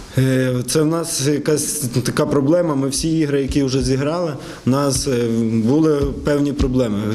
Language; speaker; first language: Ukrainian; non-native, local second language; Russian